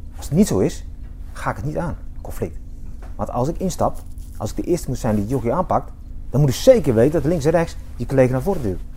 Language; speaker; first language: Dutch; native; Dutch